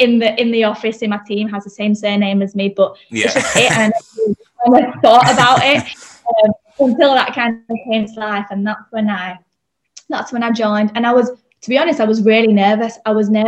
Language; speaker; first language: English; native; English